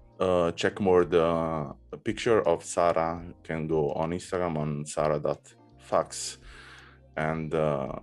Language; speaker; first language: English; non-native, learner; Italian